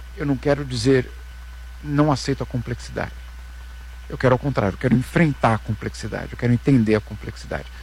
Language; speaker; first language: Portuguese; native; Portuguese